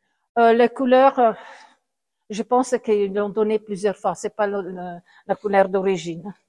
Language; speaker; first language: French; non-native, fluent; Italian